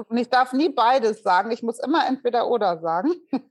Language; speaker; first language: German; native; German